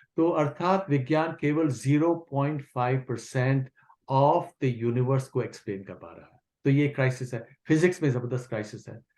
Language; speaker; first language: Hindi; non-native, local second language; Kashmiri